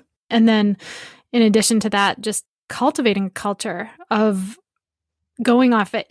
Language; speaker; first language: English; native; English